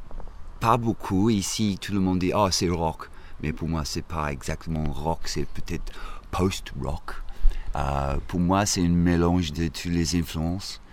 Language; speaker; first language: French; non-native, fluent; English